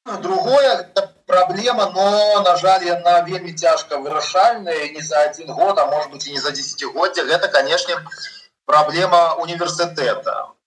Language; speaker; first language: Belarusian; non-native, local second language; Russian